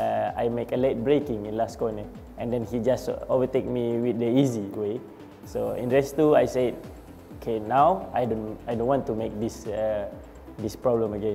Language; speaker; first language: English; non-native, learner; Malay